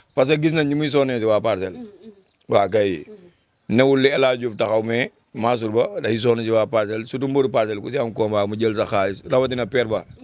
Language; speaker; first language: Wolof; non-native, local second language; Fula